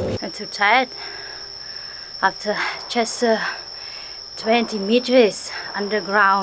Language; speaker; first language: English; non-native, learner; Vietnamese